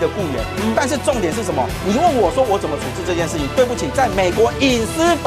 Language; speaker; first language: Chinese; native; Chinese